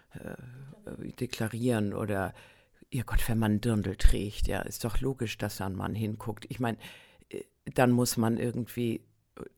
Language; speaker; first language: German; native; German